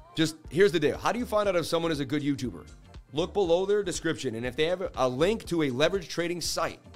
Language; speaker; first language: English; native; English